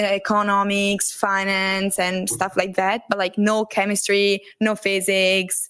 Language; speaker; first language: English; non-native, learner; Italian